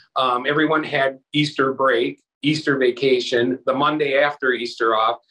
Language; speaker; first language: English; native; English